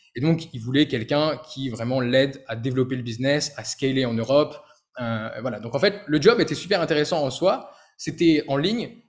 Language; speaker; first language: French; native; French